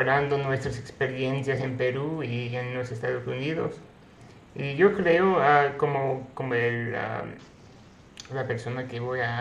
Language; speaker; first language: Spanish; non-native, fluent; English